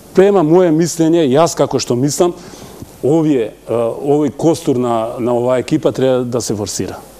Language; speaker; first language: Macedonian; non-native, local second language; Albanian